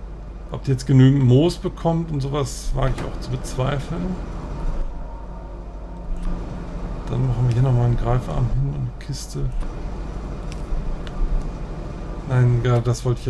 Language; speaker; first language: German; native; German